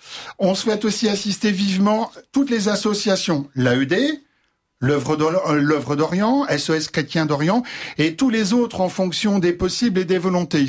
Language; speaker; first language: French; native; French